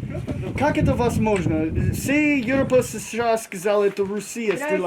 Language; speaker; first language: Russian; non-native, learner; English